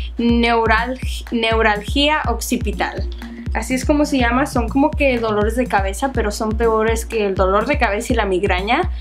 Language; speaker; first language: Spanish; early bilingual, heritage; Spanish